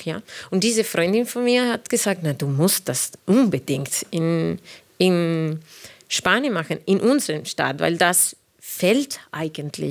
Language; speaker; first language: German; non-native, fluent; Spanish